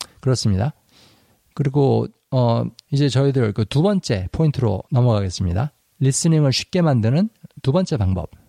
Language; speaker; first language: Korean; native; Korean